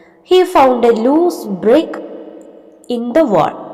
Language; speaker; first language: English; non-native, local second language; Malayalam